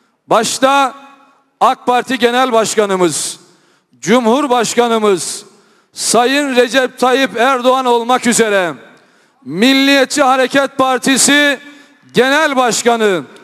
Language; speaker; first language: Turkish; native; Turkish